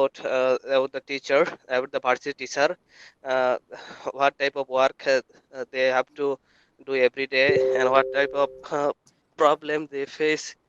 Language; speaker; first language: English; non-native, learner; Bangla